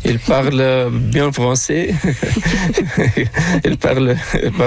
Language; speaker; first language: French; non-native, local second language; Arabic